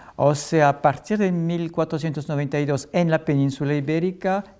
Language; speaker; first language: Spanish; non-native, fluent; French